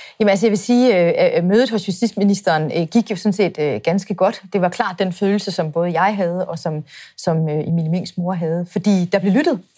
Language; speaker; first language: Danish; native; Danish